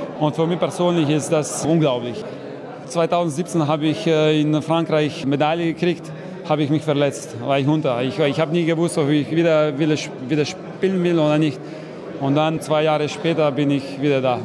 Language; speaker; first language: German; non-native, fluent; Slovenian